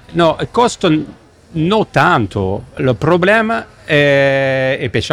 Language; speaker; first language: Italian; non-native, learner; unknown